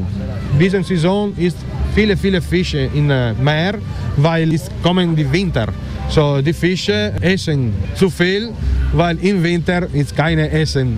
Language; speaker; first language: German; non-native, learner; Italian